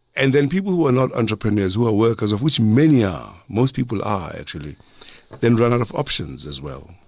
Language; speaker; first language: English; non-native, local second language; Zulu